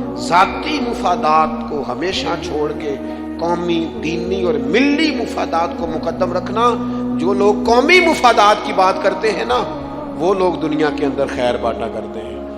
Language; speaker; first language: Urdu; non-native, local second language; Punjabi